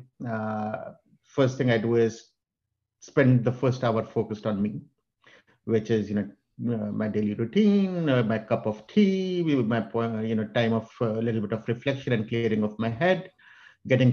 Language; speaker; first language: English; non-native, local second language; Hindi